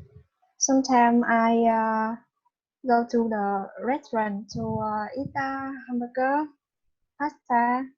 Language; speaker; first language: English; non-native, learner; Vietnamese